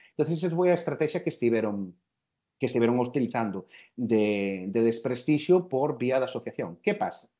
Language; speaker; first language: Galician; native; Galician